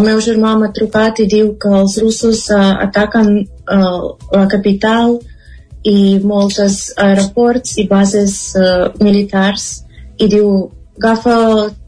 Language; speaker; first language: Catalan; non-native, fluent; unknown